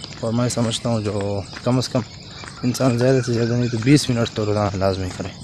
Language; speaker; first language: Urdu; non-native, local second language; Pashto